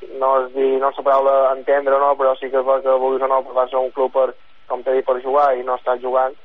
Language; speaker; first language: Catalan; native; Catalan